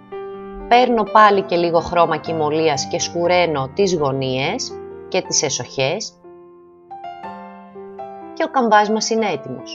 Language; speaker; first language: Greek; native; Greek